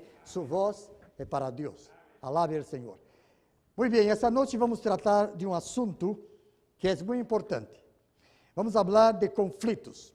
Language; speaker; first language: Spanish; non-native, fluent; Portuguese